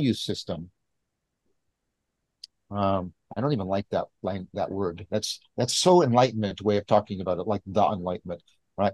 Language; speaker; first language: English; native; English